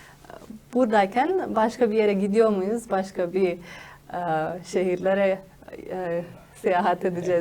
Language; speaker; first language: Turkish; non-native, fluent; Slovenian